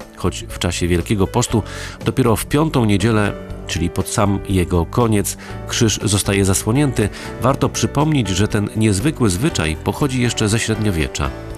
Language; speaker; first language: Polish; native; Polish